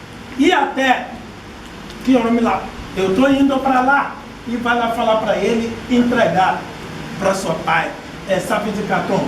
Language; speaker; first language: Portuguese; non-native, fluent; Yoruba